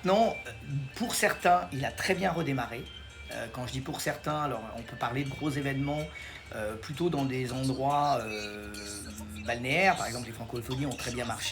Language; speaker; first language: French; native; French